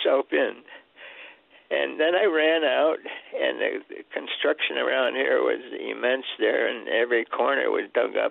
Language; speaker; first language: English; early bilingual, other home language; Swedish